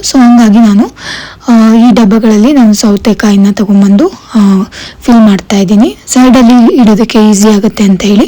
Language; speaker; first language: Kannada; native; Kannada